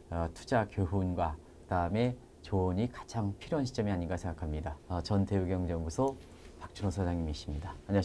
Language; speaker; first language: Korean; native; Korean